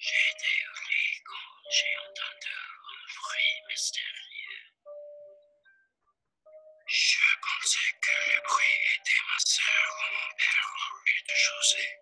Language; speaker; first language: French; non-native, learner; English